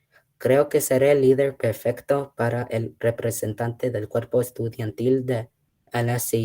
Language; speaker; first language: Spanish; early bilingual, heritage; Spanish